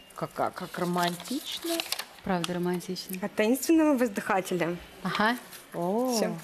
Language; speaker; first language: Russian; native; Russian